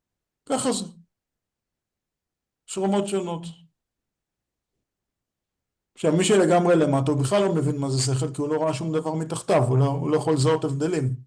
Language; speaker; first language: Hebrew; native; Hebrew